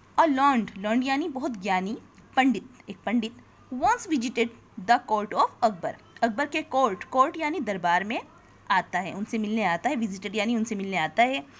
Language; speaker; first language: Hindi; native; Hindi